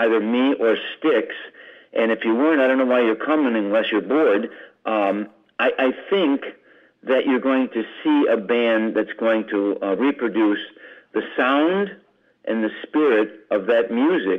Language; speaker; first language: English; native; English